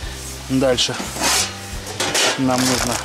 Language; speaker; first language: Russian; native; Russian